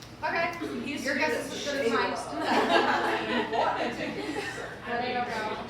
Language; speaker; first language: English; native; English